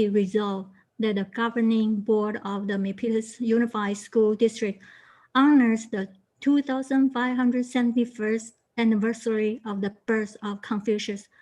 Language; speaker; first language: English; non-native, fluent; Chinese